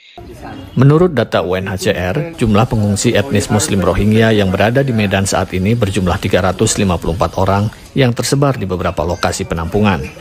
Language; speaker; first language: Indonesian; native; Indonesian